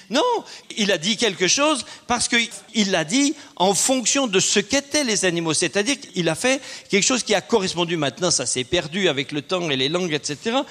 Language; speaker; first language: French; native; French